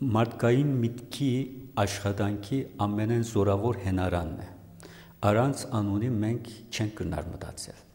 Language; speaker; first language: Armenian; native; Armenian